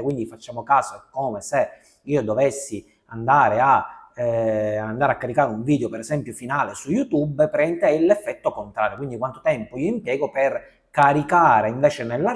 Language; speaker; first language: Italian; native; Italian